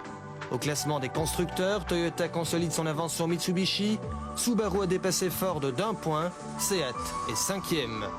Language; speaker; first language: French; native; French